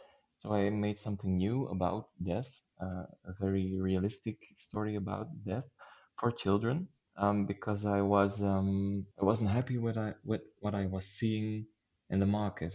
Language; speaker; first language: English; non-native, fluent; Dutch